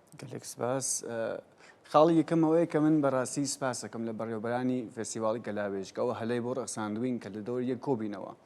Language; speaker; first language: Central Kurdish; native; Central Kurdish